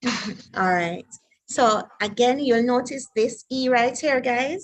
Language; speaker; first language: English; native; English